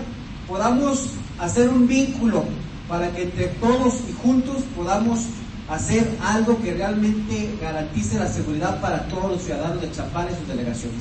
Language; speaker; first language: Spanish; native; Spanish